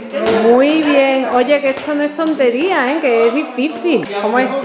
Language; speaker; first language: Spanish; native; Spanish